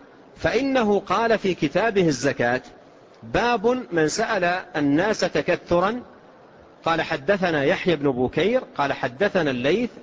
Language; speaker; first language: Arabic; native; Arabic